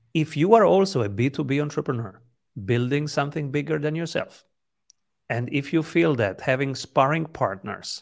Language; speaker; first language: English; non-native, fluent; Italian